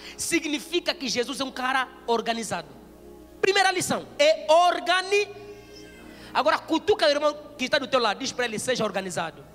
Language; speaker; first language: Portuguese; non-native, fluent; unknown